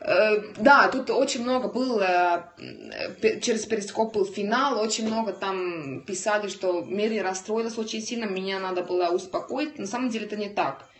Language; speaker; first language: Russian; non-native, learner; Estonian